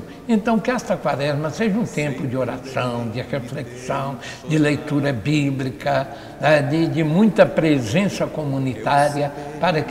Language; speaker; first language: Portuguese; native; Portuguese